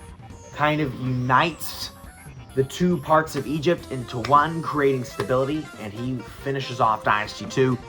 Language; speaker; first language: English; native; English